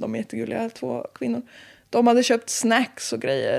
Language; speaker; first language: Swedish; native; Swedish